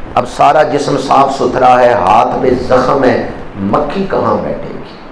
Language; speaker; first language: Urdu; non-native, local second language; Punjabi